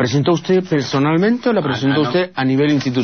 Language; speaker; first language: Spanish; native; Spanish